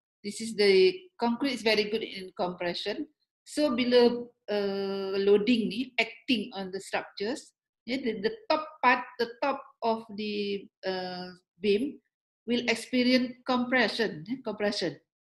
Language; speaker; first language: English; non-native, local second language; Malay